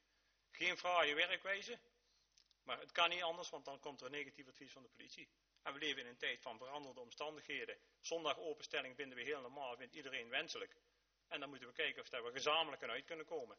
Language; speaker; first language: Dutch; native; Dutch